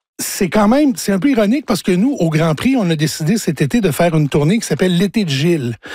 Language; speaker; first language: French; native; French